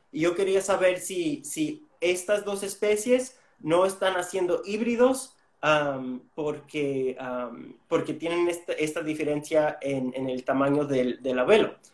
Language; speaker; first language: Spanish; non-native, fluent; English